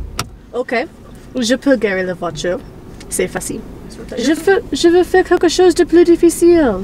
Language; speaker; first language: French; non-native, learner; English